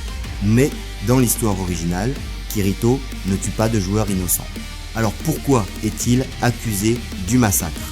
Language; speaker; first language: French; native; French